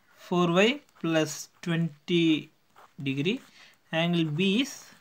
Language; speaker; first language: English; non-native, local second language; Tamil